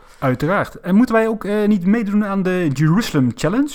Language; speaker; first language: Dutch; native; Dutch